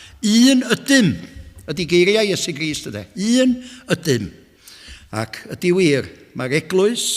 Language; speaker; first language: Welsh; native; Welsh